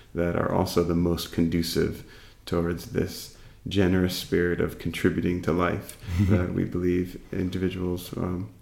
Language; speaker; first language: English; native; English